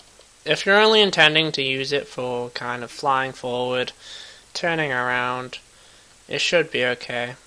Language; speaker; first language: English; native; English